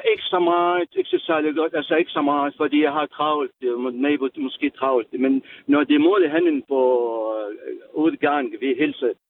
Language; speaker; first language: Danish; non-native, learner; Arabic